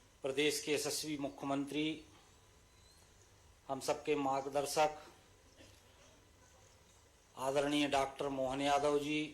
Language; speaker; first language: Hindi; native; Hindi